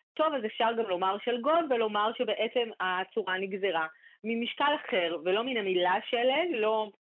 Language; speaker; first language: Hebrew; native; Hebrew